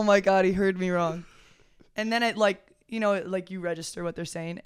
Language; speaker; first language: English; native; English